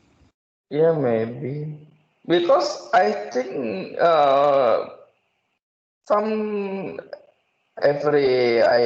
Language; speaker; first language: English; non-native, learner; Indonesian